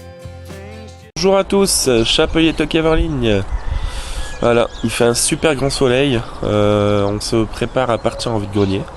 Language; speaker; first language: French; native; French